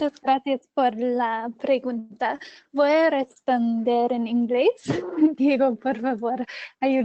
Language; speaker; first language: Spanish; non-native, learner; English